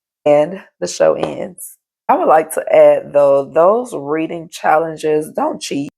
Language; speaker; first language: English; native; English